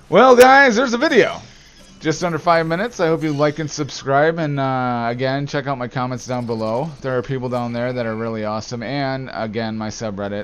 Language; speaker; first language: English; native; English